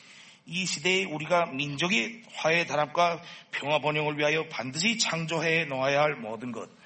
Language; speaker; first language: Korean; native; Korean